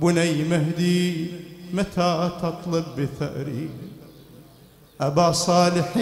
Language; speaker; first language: Arabic; native; Arabic